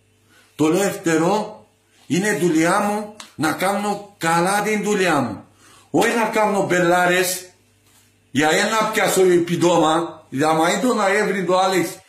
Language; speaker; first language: Greek; non-native, learner; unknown